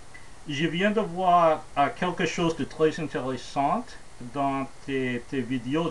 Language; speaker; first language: French; non-native, fluent; English